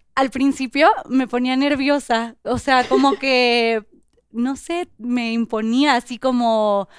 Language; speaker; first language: Spanish; native; Spanish